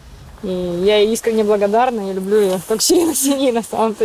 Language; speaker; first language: Russian; native; Russian